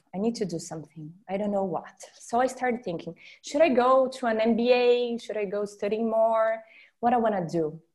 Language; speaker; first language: English; non-native, fluent; Portuguese